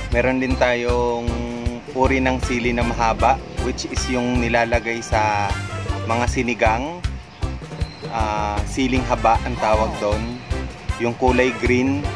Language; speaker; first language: Filipino; non-native, local second language; Bikol